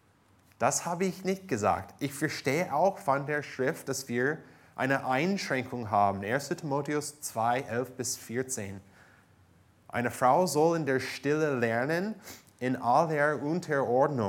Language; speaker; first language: German; non-native, fluent; English